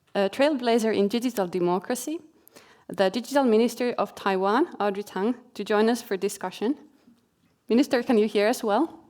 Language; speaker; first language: English; non-native, fluent; Finnish